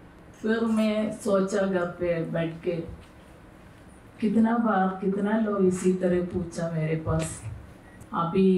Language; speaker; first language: Hindi; non-native, local second language; Malayalam